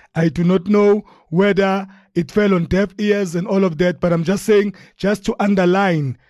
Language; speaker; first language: English; non-native, local second language; Zulu